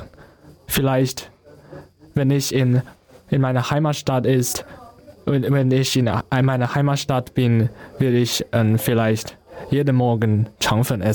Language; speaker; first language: German; non-native, learner; Chinese